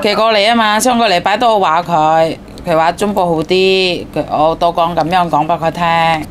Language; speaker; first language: Cantonese; non-native, fluent; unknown